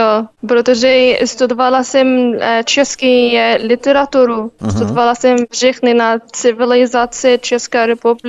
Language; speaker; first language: Czech; non-native, learner; Arabic